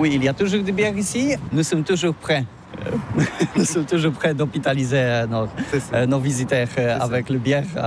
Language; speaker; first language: French; non-native, learner; Polish